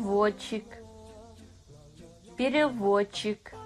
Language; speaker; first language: Russian; non-native, fluent; Kazakh